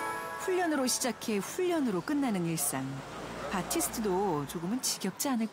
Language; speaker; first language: Korean; native; Korean